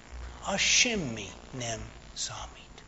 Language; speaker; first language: Hungarian; non-native, fluent; English